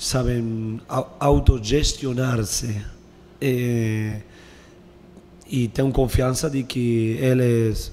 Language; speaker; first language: Portuguese; non-native, learner; Spanish